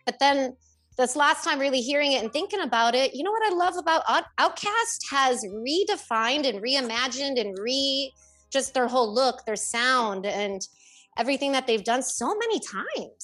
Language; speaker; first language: English; native; English